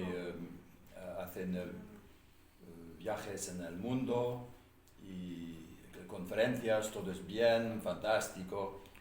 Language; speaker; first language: Spanish; non-native, fluent; English